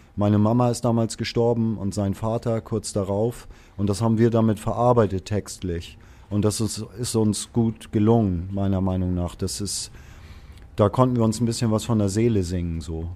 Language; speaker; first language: German; native; German